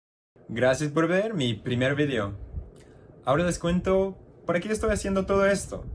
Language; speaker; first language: Spanish; non-native, fluent; English